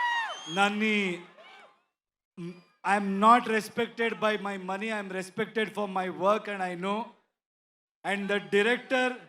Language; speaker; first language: Telugu; non-native, learner; Kannada